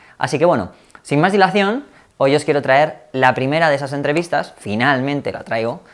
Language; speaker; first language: Spanish; native; Spanish